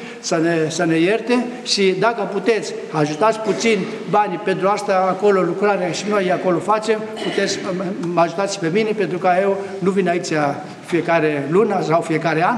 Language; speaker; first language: Romanian; non-native, fluent; Greek